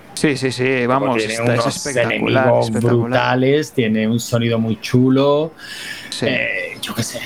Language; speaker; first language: Spanish; native; Spanish